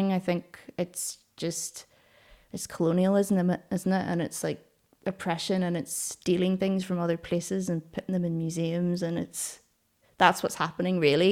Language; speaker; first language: English; native; English